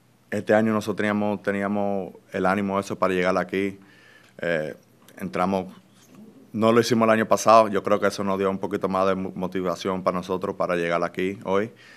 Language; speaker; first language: Spanish; early bilingual, heritage; Spanish